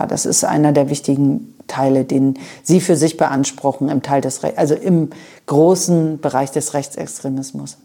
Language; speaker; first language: German; native; German